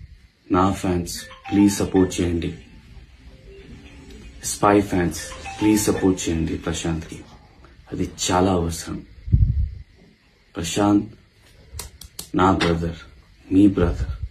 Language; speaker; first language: Telugu; non-native, local second language; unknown